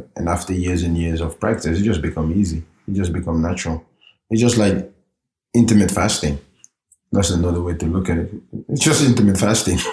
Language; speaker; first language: English; early bilingual, other home language; Norwegian